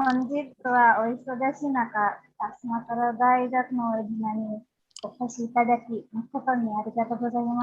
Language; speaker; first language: Japanese; non-native, fluent; Indonesian